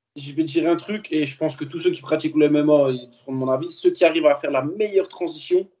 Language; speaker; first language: French; native; French